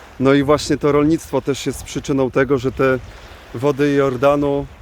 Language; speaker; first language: Polish; native; Polish